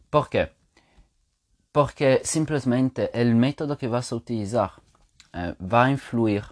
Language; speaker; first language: Spanish; non-native, fluent; Italian